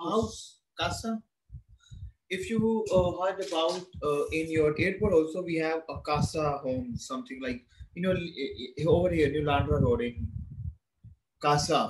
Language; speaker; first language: English; non-native, local second language; Hindi